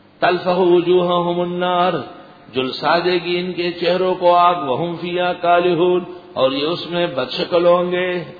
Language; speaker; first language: Urdu; non-native, local second language; Pashto